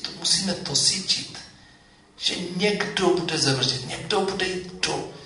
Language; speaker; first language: Czech; non-native, fluent; Amharic